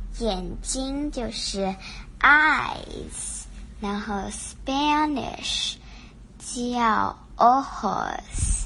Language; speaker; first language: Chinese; early bilingual, heritage; Chinese